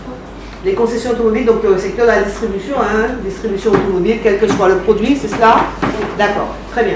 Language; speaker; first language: French; native; French